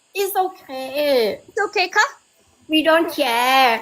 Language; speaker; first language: English; non-native, learner; Thai